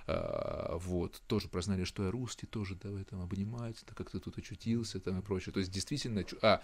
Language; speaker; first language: Russian; native; Russian